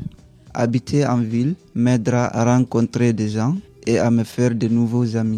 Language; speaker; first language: French; non-native, learner; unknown